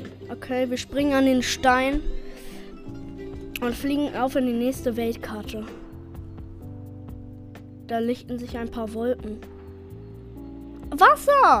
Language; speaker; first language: German; native; German